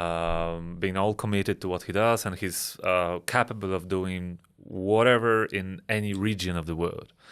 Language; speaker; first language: English; non-native, fluent; Polish